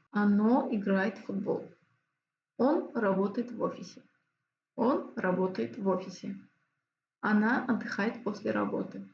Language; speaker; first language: Russian; non-native, fluent; Azerbaijani